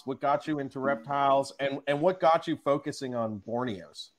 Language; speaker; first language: English; native; English